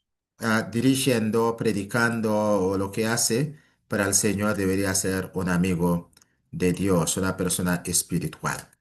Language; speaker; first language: Spanish; non-native, fluent; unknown